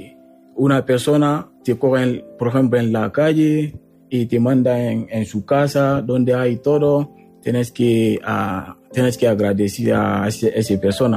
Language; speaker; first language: Spanish; non-native, learner; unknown